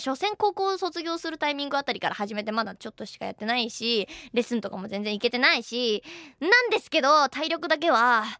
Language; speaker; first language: Japanese; native; Japanese